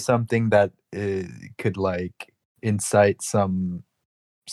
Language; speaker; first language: English; native; English